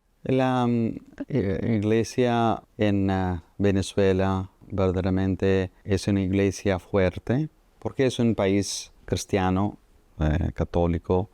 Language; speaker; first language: Spanish; non-native, fluent; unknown